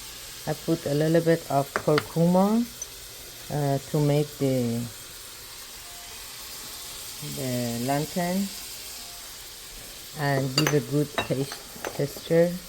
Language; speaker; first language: English; non-native, learner; Persian